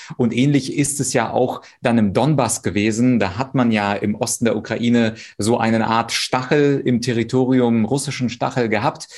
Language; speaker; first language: German; early bilingual, other home language; Russian